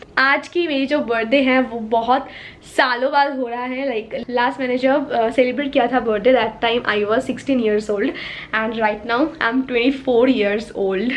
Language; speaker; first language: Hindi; non-native, local second language; Bangla